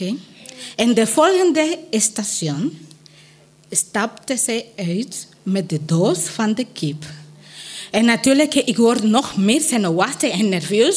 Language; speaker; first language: Dutch; non-native, learner; Spanish